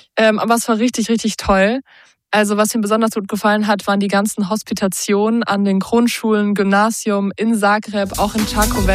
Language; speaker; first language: German; native; German